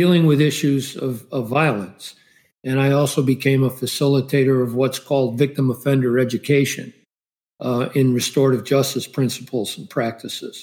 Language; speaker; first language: English; native; English